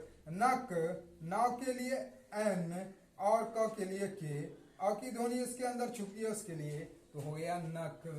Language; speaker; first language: Hindi; native; Hindi